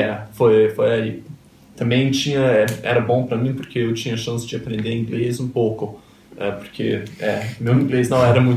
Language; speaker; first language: Portuguese; early bilingual, other home language; Danish